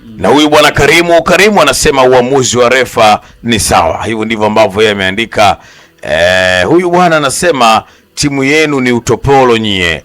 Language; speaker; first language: Swahili; native; Swahili